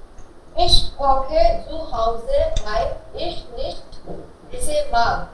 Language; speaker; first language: German; non-native, learner; Hindi